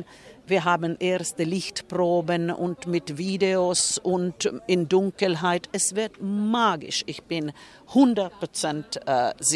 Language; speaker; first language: German; non-native, fluent; Finnish